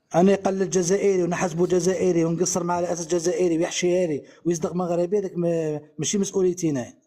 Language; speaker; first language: Arabic; native; Arabic